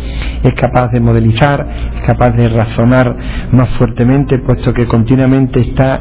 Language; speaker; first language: Spanish; native; Spanish